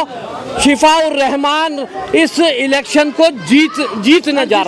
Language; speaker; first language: Hindi; native; Hindi